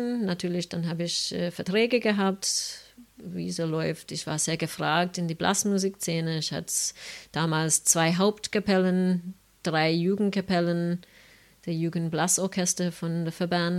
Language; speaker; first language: German; non-native, fluent; English